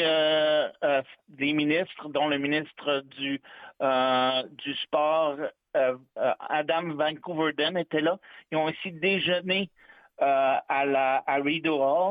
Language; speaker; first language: French; native; French